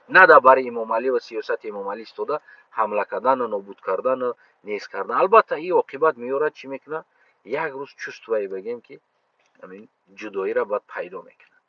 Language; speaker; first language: Tajik; non-native, local second language; Uzbek